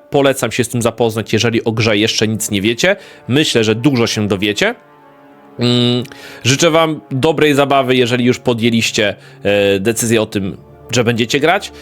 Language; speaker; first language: Polish; native; Polish